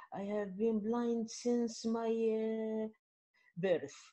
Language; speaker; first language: English; non-native, fluent; Arabic